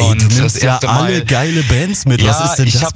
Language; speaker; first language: German; native; German